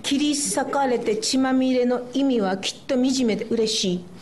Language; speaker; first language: Japanese; native; Japanese